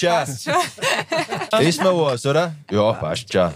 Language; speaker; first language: German; non-native, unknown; English